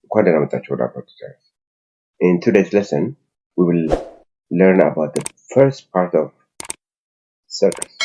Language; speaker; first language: English; non-native, local second language; Amharic